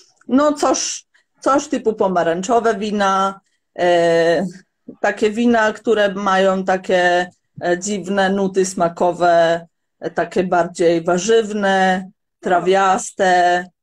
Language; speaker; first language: Polish; non-native, fluent; Croatian